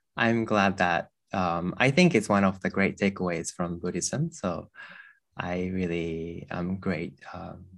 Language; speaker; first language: English; non-native, fluent; Japanese